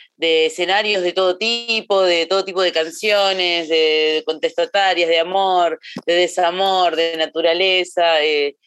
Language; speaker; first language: Spanish; native; Spanish